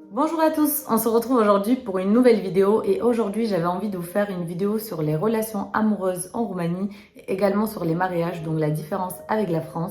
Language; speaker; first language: French; early bilingual, other home language; Romanian